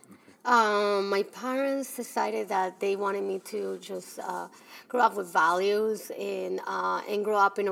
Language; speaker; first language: English; early bilingual, other home language; Spanish